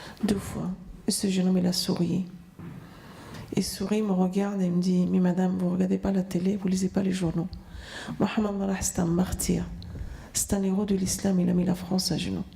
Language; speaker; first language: French; non-native, fluent; Arabic